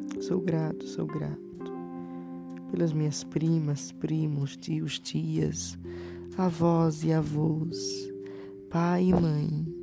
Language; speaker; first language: Portuguese; native; Portuguese